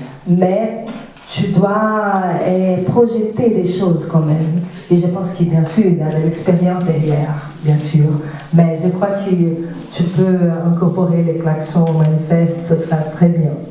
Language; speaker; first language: French; non-native, fluent; Portuguese